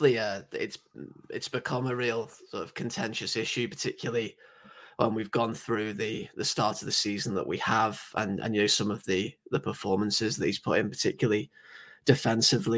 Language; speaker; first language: English; native; English